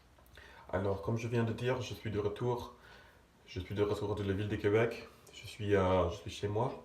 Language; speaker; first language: French; non-native, fluent; English